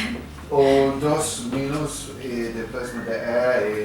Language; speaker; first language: Spanish; non-native, fluent; English